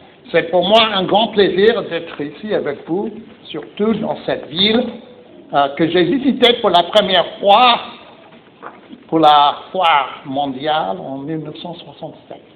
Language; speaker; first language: French; non-native, fluent; English